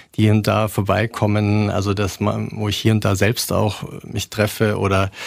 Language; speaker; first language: German; native; German